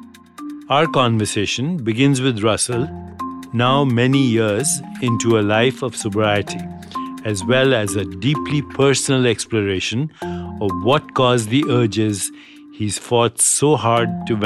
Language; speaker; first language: English; non-native, local second language; Hindi